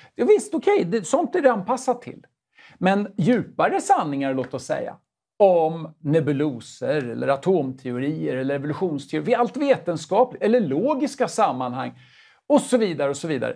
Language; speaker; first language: Swedish; native; Swedish